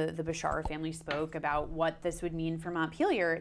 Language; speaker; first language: English; native; English